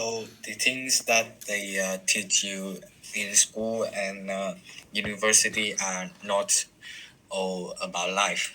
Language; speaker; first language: English; non-native, learner; Vietnamese